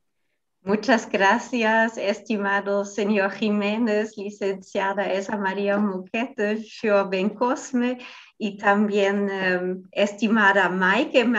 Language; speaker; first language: Spanish; non-native, fluent; German